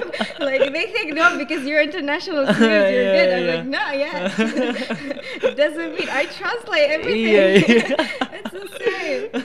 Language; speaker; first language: English; non-native, fluent; Arabic